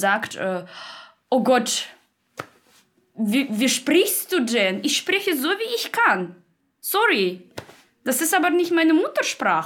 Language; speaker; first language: German; non-native, fluent; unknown